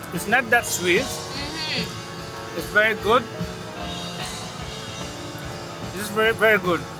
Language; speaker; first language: English; non-native, local second language; Filipino